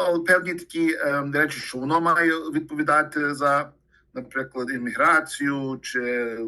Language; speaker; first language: Ukrainian; early bilingual, heritage; Ukrainian